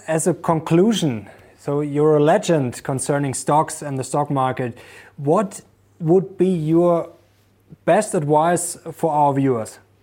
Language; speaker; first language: English; non-native, fluent; German